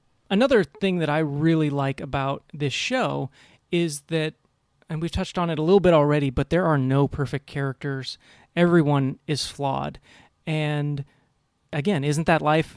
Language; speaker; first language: English; native; English